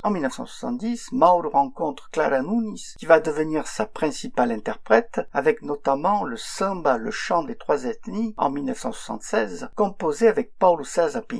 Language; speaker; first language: French; native; French